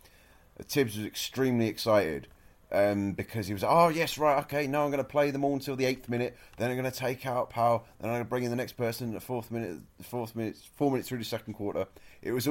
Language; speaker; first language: English; native; English